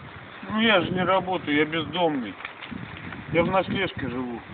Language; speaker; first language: Russian; native; Russian